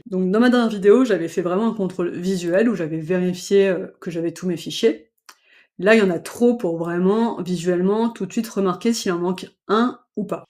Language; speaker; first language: French; native; French